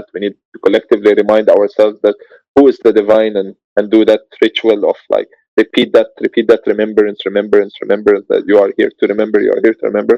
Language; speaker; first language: English; non-native, fluent; Arabic